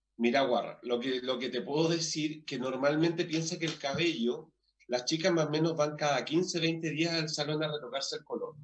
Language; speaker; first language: Spanish; native; Spanish